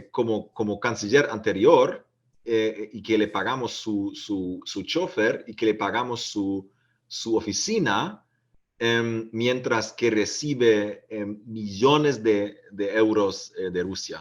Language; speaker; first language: Spanish; non-native, fluent; German